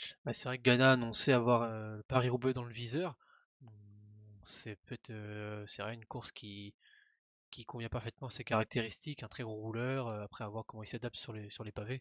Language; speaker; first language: French; native; French